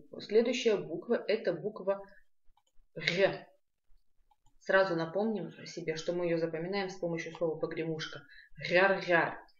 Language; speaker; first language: Russian; non-native, local second language; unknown